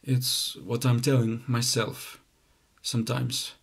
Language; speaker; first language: English; non-native, fluent; Ukrainian